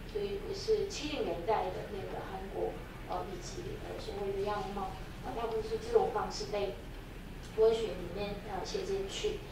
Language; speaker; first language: Chinese; non-native, fluent; Korean